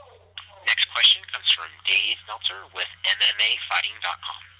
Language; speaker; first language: English; native; English